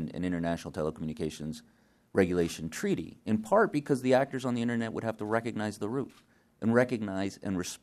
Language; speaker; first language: English; native; English